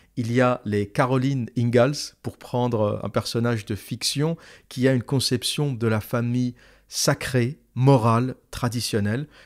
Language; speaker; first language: French; native; French